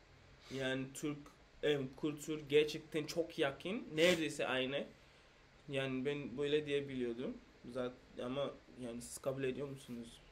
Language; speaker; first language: Turkish; non-native, fluent; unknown